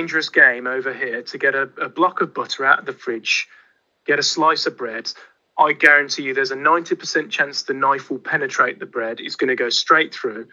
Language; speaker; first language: English; native; English